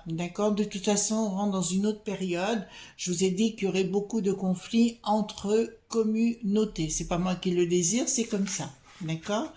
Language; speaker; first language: French; native; French